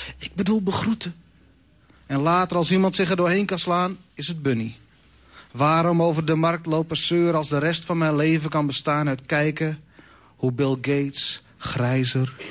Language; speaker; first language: Dutch; non-native, local second language; Western Frisian